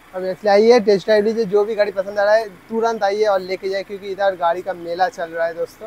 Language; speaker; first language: Hindi; non-native, local second language; Bangla